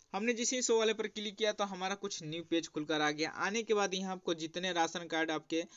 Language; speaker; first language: Hindi; native; Hindi